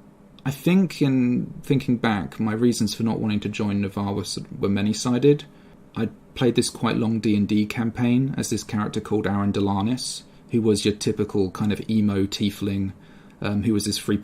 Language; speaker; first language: English; native; English